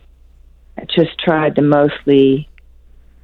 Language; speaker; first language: English; native; English